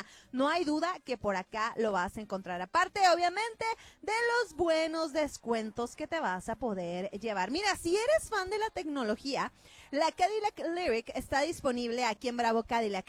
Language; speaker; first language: Spanish; native; Spanish